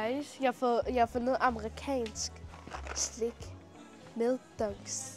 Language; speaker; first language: Danish; early bilingual, other home language; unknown